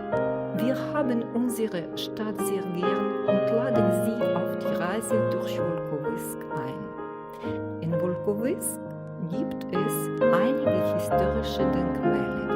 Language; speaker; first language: German; non-native, learner; Russian